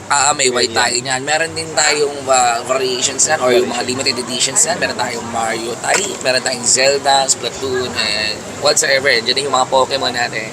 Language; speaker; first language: Filipino; native; Filipino